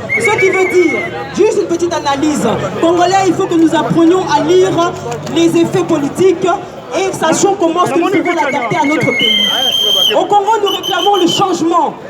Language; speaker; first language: French; non-native, local second language; Lingala